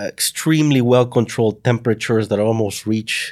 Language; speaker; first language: English; non-native, fluent; Spanish